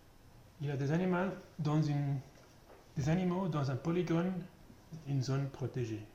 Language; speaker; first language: French; non-native, learner; German